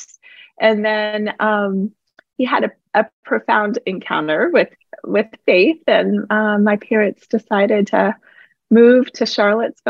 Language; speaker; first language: English; native; English